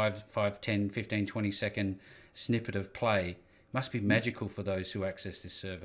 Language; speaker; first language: English; native; English